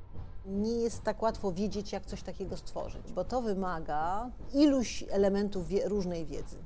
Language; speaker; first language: Polish; native; Polish